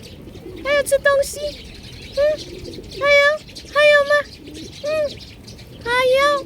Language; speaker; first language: Chinese; non-native, learner; Filipino